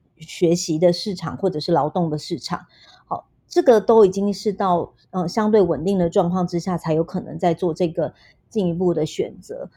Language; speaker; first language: Chinese; native; Chinese